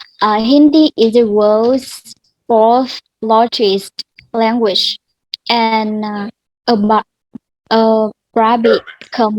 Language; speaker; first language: English; non-native, learner; Vietnamese